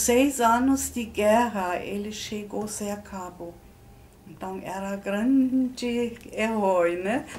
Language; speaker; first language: Portuguese; non-native, fluent; German